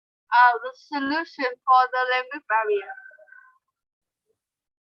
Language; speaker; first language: English; non-native, learner; Vietnamese